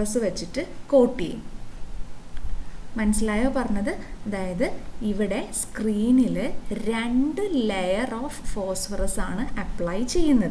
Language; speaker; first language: Malayalam; native; Malayalam